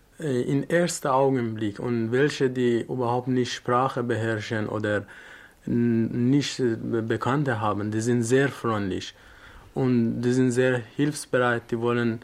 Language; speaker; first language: German; non-native, learner; Persian